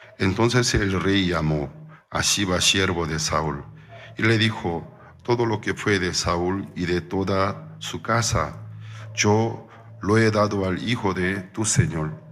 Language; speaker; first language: Spanish; non-native, fluent; Korean